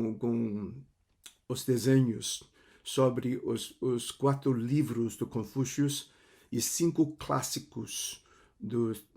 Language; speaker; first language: Portuguese; non-native, fluent; Cantonese